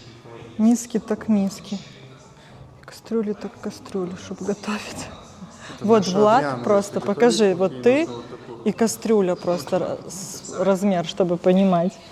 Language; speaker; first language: Russian; native; Russian